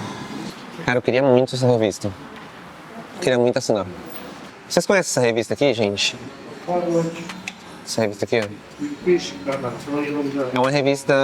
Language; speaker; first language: Portuguese; native; Portuguese